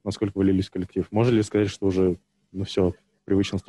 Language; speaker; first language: Russian; native; Russian